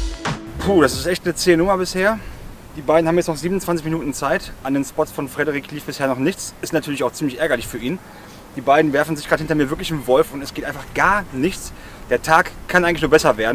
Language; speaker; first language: German; native; German